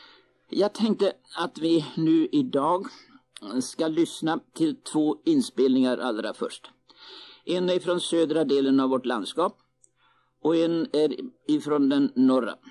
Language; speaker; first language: Swedish; native; Swedish